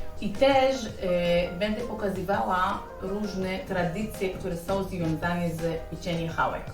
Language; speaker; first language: Polish; non-native, learner; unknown